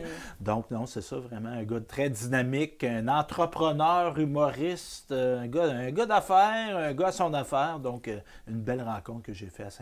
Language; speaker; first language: French; native; French